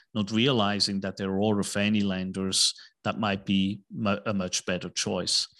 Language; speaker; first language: English; non-native, fluent; German